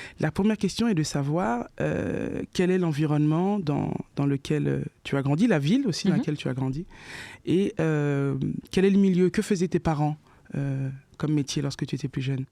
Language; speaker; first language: French; native; French